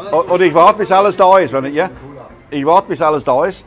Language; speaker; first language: German; non-native, learner; English